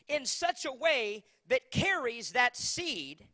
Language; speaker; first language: English; native; English